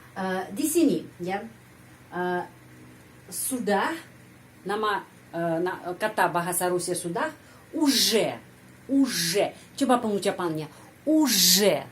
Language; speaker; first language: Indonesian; non-native, fluent; Russian